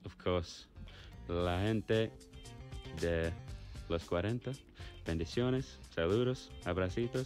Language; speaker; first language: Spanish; non-native, learner; English